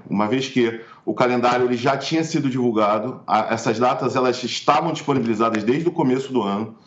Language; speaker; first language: Portuguese; native; Portuguese